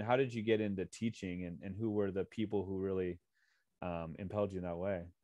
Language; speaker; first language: English; native; English